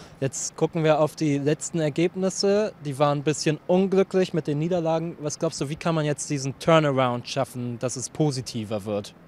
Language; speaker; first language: German; native; German